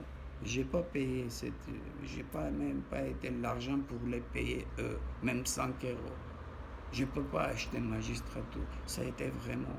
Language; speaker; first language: French; non-native, learner; Armenian